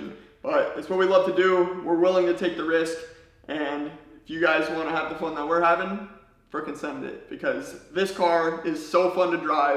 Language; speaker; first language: English; native; English